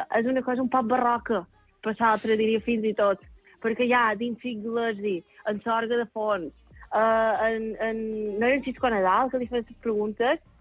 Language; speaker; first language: Catalan; native; Catalan